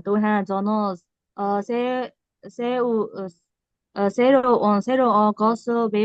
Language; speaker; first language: Korean; non-native, learner; Burmese